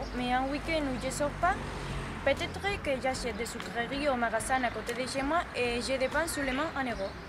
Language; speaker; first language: French; non-native, learner; Spanish